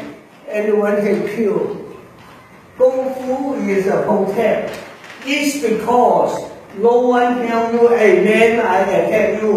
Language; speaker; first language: English; non-native, learner; Chinese